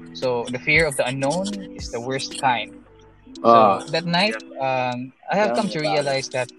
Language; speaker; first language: English; non-native, local second language; Cebuano